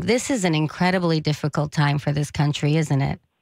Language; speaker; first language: English; early bilingual, other home language; Persian